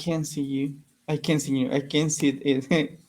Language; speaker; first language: English; non-native, learner; Spanish